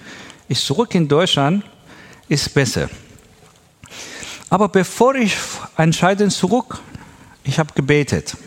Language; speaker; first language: German; non-native, learner; Persian